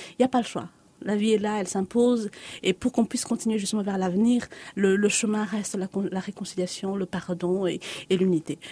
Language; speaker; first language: French; non-native, local second language; Lingala